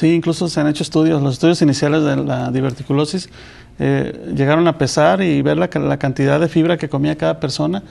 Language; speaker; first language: Spanish; native; Spanish